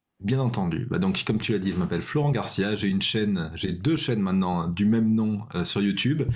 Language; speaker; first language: French; native; French